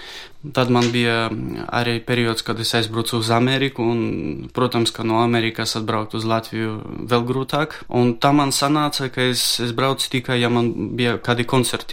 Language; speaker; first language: Latvian; non-native, local second language; Russian